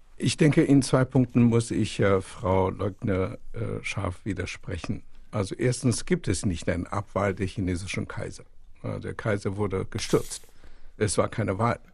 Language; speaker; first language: German; non-native, fluent; Chinese